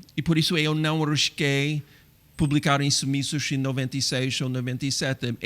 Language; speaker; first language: Portuguese; non-native, fluent; English